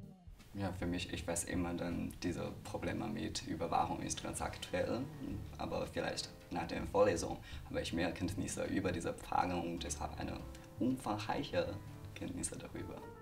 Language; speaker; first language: German; non-native, learner; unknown